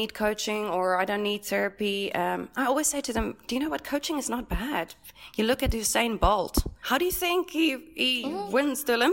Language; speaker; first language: English; non-native, local second language; Afrikaans